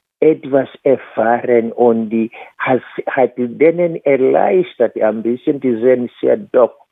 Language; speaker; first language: German; non-native, fluent; Swahili